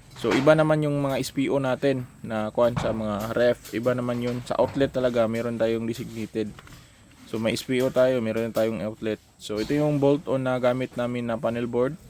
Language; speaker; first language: Filipino; non-native, local second language; Cebuano